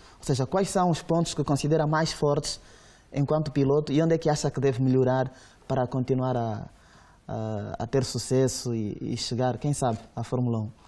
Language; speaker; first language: Portuguese; native; Portuguese